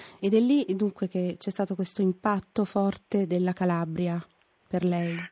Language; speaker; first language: Italian; native; Italian